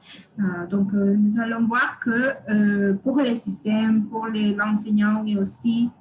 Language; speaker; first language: French; non-native, fluent; Spanish